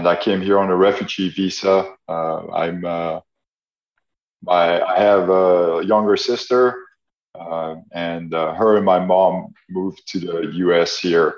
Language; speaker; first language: English; non-native, fluent; French